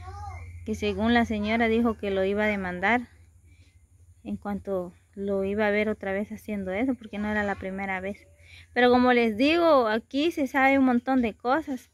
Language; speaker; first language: Spanish; native; Spanish